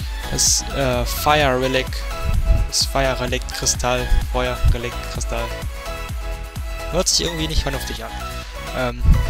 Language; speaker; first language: German; native; German